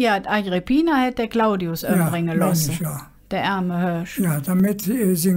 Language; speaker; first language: German; native; German